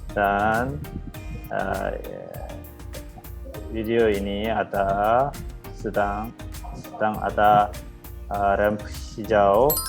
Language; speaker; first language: Indonesian; non-native, learner; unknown